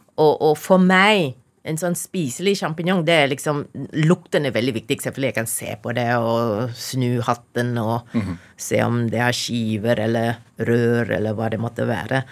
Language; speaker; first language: Norwegian; non-native, fluent; Chinese